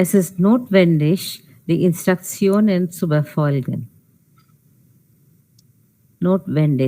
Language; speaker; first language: German; non-native, fluent; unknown